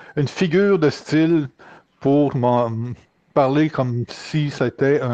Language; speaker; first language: French; native; French